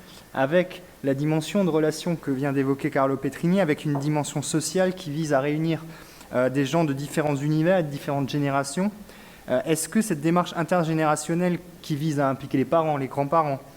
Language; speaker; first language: French; native; French